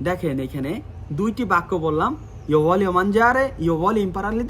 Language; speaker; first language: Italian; non-native, fluent; Bangla